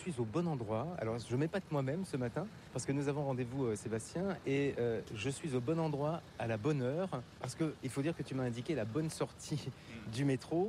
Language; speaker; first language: French; native; French